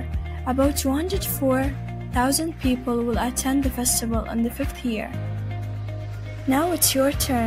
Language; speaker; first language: English; non-native, fluent; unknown